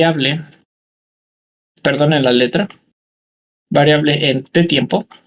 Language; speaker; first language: Spanish; native; Spanish